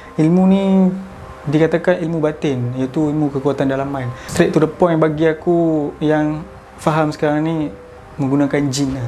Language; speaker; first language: Malay; native; Malay